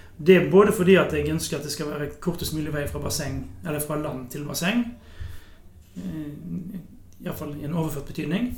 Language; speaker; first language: Norwegian; native; Norwegian